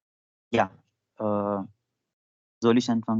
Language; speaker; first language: German; non-native, learner; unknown